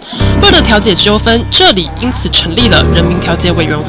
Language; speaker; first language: Chinese; native; Chinese